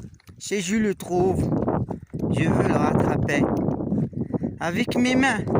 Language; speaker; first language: French; non-native, learner; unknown